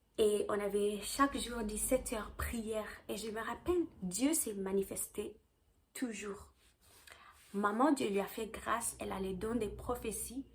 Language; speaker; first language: French; early bilingual, heritage; French